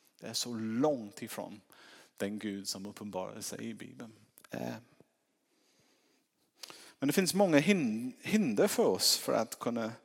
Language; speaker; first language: Swedish; non-native, fluent; English